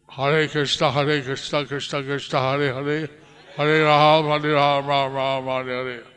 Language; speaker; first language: Bangla; non-native, fluent; English